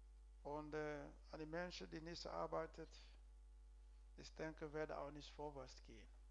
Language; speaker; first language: German; non-native, learner; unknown